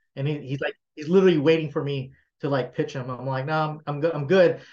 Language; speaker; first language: English; native; English